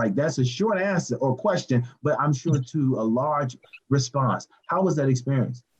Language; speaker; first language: English; native; English